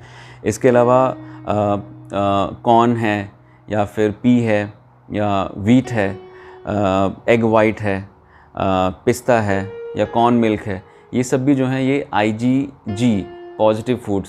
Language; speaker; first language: Hindi; native; Hindi